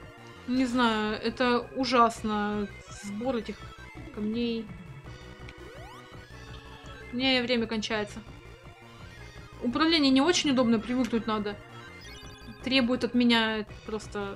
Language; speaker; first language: Russian; native; Russian